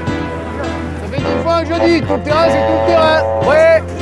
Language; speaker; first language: French; native; French